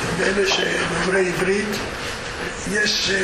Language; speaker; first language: Hebrew; non-native, fluent; Spanish